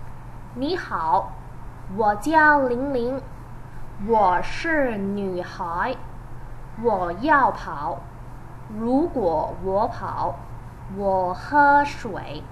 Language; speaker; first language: Chinese; non-native, fluent; English